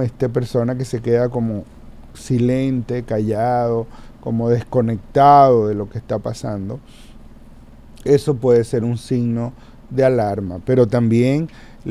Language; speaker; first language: Spanish; native; Spanish